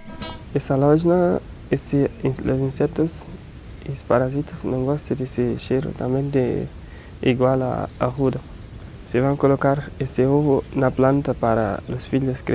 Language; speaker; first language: Spanish; non-native, learner; Portuguese